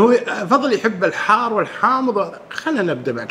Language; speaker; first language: Arabic; non-native, fluent; Urdu